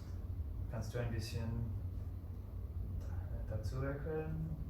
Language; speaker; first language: German; non-native, learner; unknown